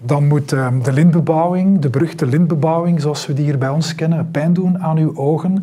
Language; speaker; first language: Dutch; native; Dutch